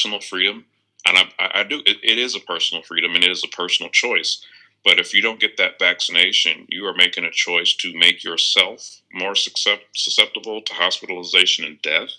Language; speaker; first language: English; native; English